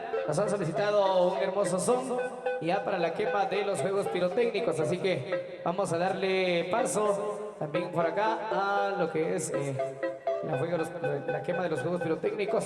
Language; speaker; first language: Spanish; native; Spanish